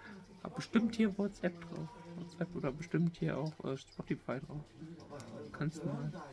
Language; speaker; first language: German; native; German